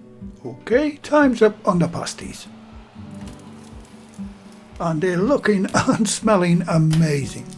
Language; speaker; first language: English; native; English